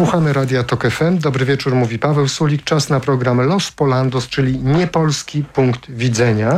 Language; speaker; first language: Polish; native; Polish